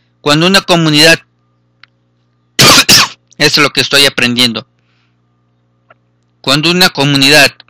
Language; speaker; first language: Spanish; native; Spanish